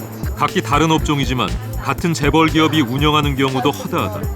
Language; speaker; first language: Korean; native; Korean